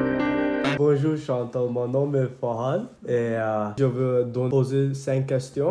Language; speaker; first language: French; non-native, learner; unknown